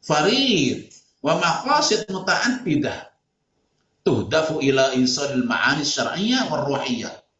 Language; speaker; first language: Arabic; non-native, fluent; Indonesian